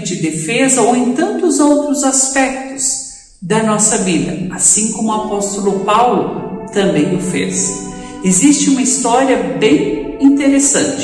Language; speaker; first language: Portuguese; native; Portuguese